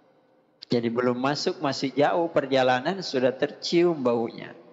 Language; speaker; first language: Indonesian; native; Indonesian